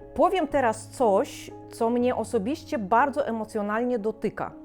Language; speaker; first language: Polish; non-native, fluent; Korean